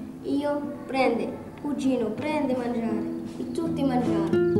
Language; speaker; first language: Italian; non-native, learner; Arabic